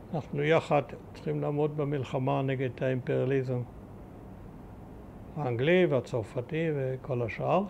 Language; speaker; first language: Hebrew; early bilingual, other home language; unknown